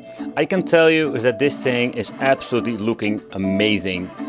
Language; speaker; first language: English; non-native, fluent; Dutch